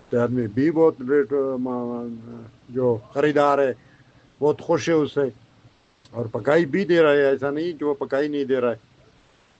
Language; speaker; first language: Hindi; non-native, fluent; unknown